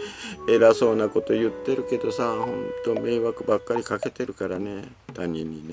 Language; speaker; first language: Japanese; native; Japanese